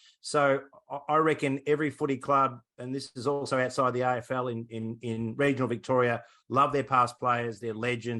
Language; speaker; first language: English; native; English